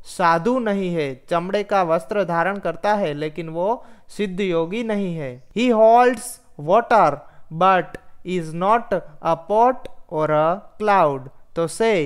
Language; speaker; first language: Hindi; non-native, local second language; Gujarati